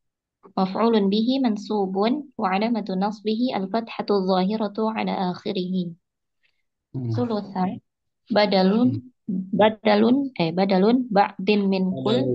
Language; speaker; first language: Arabic; non-native, learner; Indonesian